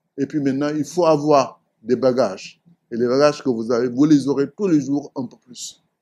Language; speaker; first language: French; non-native, local second language; Wolof